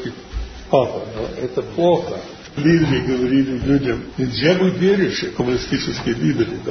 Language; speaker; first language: Russian; non-native, fluent; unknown